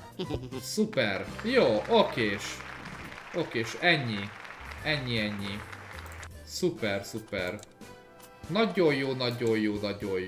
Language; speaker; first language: Hungarian; native; Hungarian